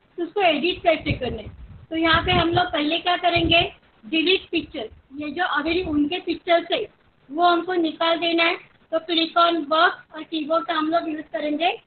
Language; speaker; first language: Hindi; non-native, local second language; Marathi